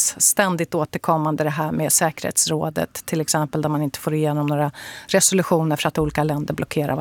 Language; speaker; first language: Swedish; native; Swedish